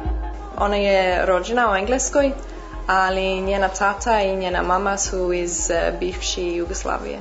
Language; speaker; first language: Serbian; early bilingual, heritage; English